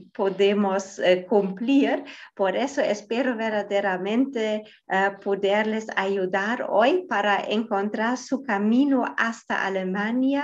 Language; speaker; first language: Spanish; non-native, fluent; German